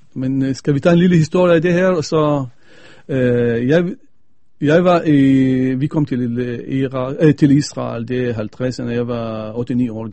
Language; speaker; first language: Danish; non-native, fluent; Arabic